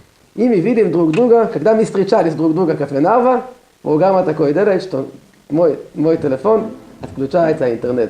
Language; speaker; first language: Russian; non-native, learner; Hebrew